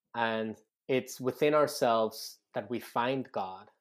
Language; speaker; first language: English; non-native, fluent; Spanish